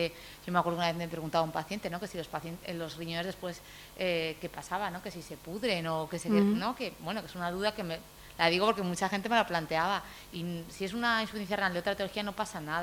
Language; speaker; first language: Spanish; native; Spanish